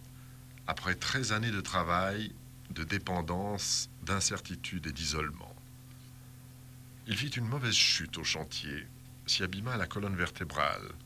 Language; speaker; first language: French; native; French